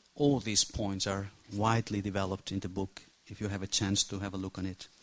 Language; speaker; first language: English; non-native, fluent; Spanish